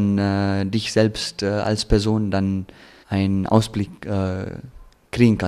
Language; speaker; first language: German; early bilingual, heritage; German